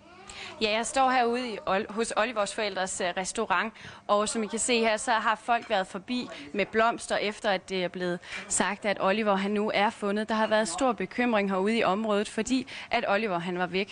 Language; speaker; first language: Danish; native; Danish